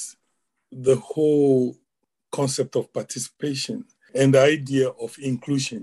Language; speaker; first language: English; non-native, local second language; Ewe